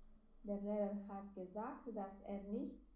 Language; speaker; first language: German; non-native, learner; Romanian